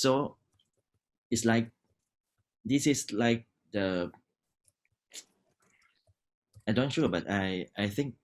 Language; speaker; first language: English; non-native, learner; Thai